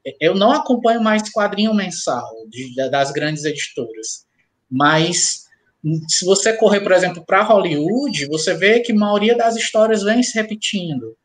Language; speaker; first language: Portuguese; native; Portuguese